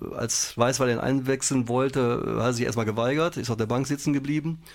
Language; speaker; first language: German; native; German